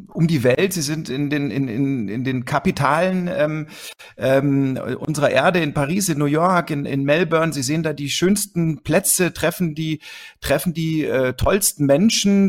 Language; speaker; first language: German; native; German